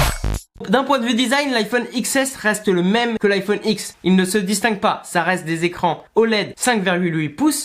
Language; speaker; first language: French; native; French